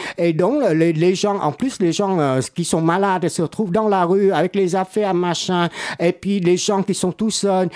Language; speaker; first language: French; non-native, fluent; Vietnamese